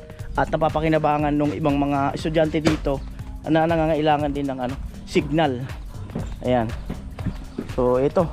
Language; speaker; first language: Filipino; native; Filipino